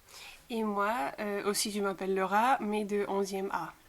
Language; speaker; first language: French; non-native, fluent; Bulgarian